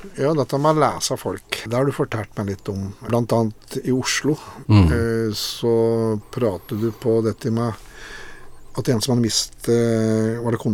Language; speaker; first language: Norwegian; native; Norwegian